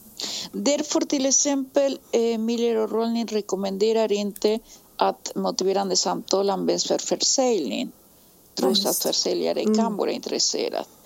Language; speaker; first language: Swedish; non-native, fluent; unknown